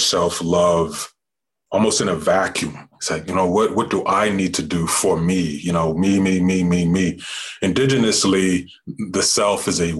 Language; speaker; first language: English; native; English